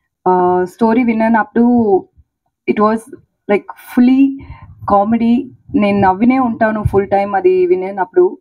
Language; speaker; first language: Telugu; non-native, learner; Tamil